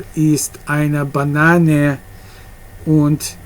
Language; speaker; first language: German; non-native, learner; English